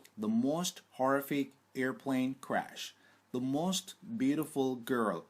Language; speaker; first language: English; non-native, fluent; Turkish